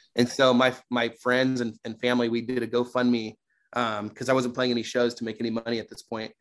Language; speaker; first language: English; native; English